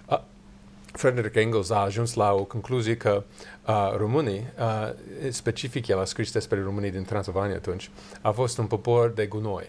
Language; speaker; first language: Romanian; non-native, learner; English